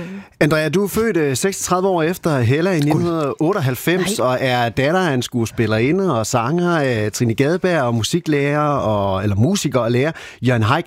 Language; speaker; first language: Danish; native; Danish